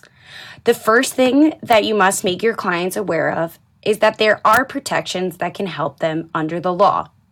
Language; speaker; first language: English; native; English